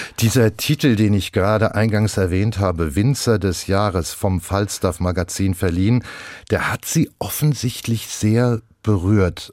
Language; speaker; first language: German; native; German